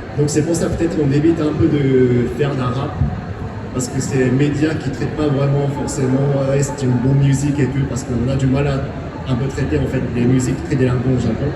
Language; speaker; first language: French; non-native, fluent; Japanese